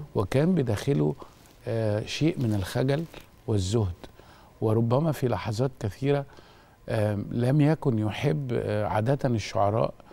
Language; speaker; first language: Egyptian Arabic; native; Egyptian Arabic